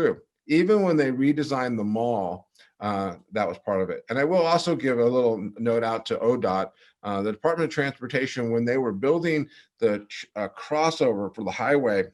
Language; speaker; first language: English; native; English